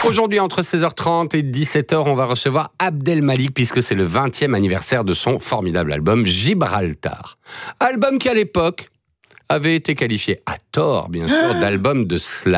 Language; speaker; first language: French; native; French